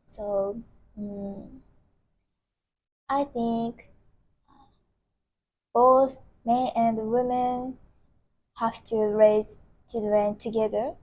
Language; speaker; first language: English; non-native, learner; Japanese